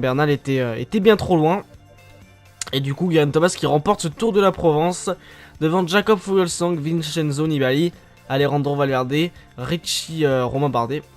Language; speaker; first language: French; native; French